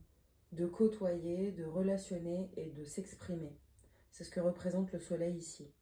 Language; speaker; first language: French; native; French